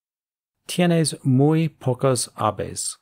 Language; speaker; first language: Spanish; non-native, fluent; English